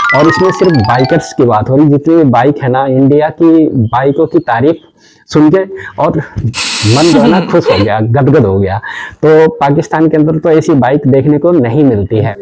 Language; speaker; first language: Hindi; native; Hindi